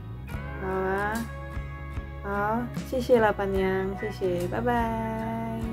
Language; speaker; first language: Chinese; non-native, learner; Indonesian